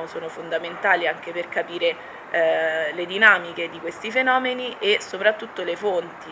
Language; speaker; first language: Italian; native; Italian